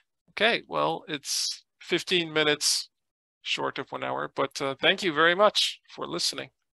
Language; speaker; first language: English; native; English